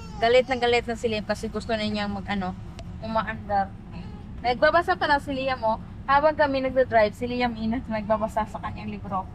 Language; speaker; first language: Filipino; non-native, local second language; Cebuano